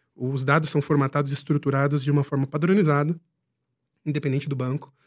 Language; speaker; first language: Portuguese; native; Portuguese